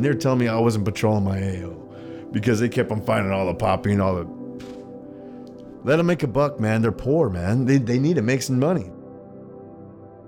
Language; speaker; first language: English; native; English